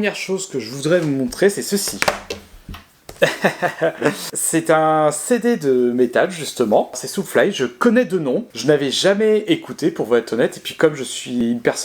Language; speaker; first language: French; native; French